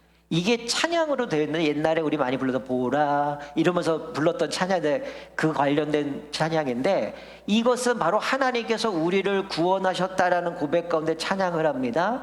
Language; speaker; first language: Korean; native; Korean